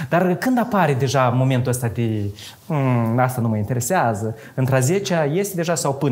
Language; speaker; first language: Romanian; native; Romanian